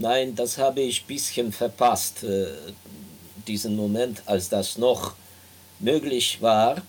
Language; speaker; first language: German; non-native, fluent; Ukrainian